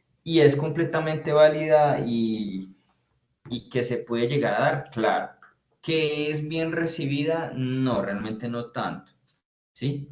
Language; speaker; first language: Spanish; native; Spanish